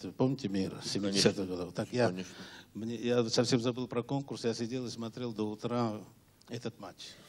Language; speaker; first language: Russian; non-native, local second language; Georgian